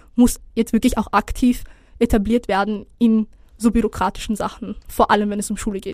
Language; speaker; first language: German; early bilingual, other home language; Somali